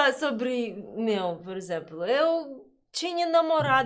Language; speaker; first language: Portuguese; non-native, learner; Russian